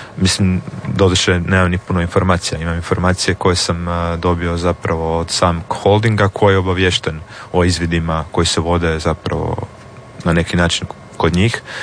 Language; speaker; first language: Croatian; native; Croatian